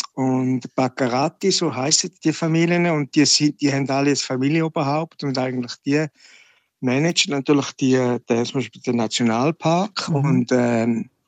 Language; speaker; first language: German; native; German